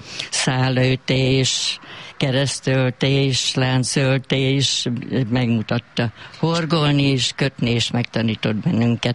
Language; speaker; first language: Hungarian; native; Hungarian